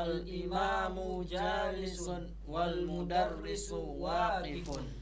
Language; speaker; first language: Arabic; non-native, learner; Indonesian